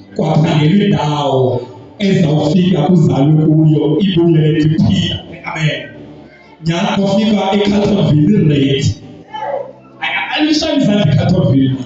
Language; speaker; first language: Zulu; non-native, local second language; Xhosa